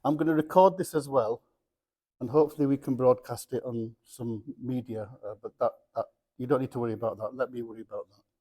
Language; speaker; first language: English; early bilingual, other home language; Punjabi